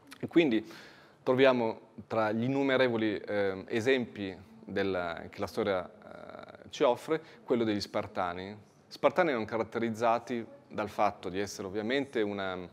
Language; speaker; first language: Italian; native; Italian